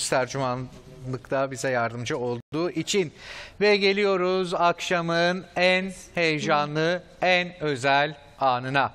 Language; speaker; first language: Turkish; native; Turkish